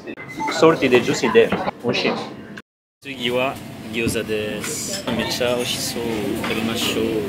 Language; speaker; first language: Japanese; non-native, fluent; French